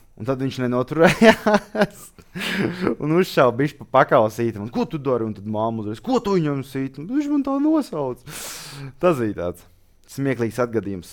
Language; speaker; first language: Latvian; native; Latvian